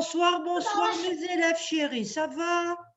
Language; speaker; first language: French; non-native, local second language; Arabic